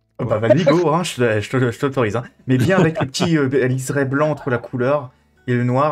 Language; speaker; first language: French; native; French